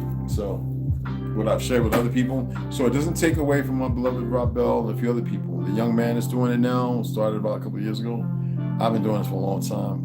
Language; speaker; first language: English; native; English